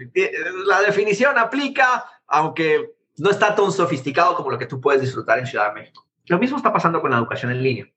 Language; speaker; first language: Spanish; native; Spanish